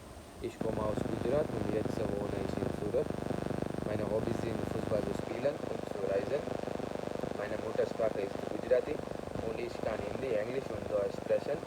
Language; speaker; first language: German; non-native, learner; Gujarati